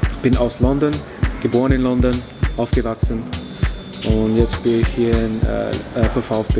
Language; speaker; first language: German; non-native, learner; English